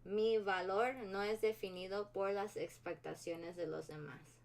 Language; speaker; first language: Spanish; early bilingual, heritage; Spanish